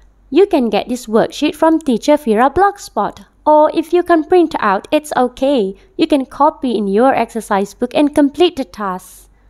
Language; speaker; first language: English; non-native, local second language; Malay